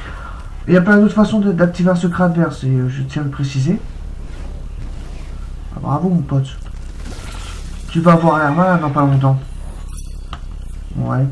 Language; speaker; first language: French; native; French